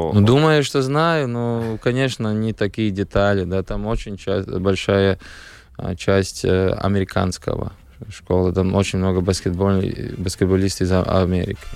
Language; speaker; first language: Russian; non-native, local second language; Latvian